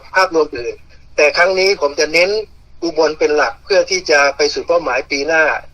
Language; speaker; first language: Thai; native; Thai